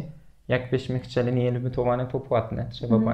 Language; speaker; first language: Polish; non-native, fluent; Turkish